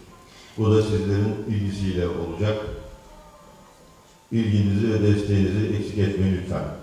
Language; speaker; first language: Turkish; native; Turkish